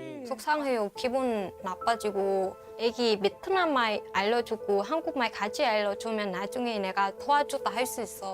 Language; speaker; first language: Korean; non-native, learner; Vietnamese